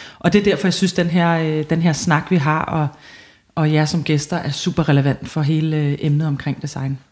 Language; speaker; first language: Danish; native; Danish